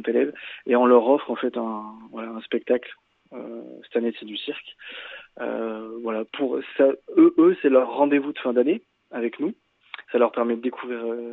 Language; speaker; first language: French; native; French